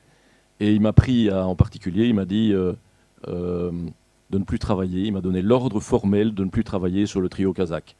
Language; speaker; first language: French; native; French